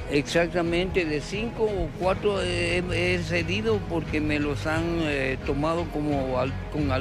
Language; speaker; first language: Spanish; native; Spanish